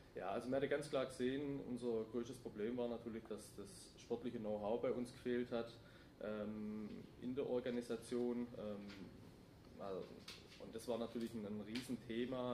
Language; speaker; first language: German; native; German